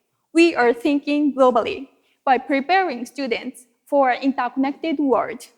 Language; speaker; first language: English; non-native, fluent; Japanese